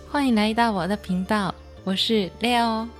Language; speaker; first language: Chinese; non-native, learner; Japanese